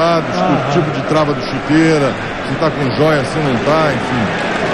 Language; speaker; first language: Portuguese; native; Portuguese